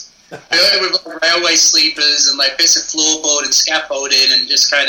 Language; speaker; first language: English; native; English